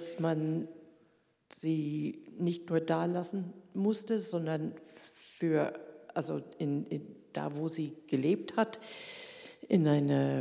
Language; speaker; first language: German; early bilingual, heritage; German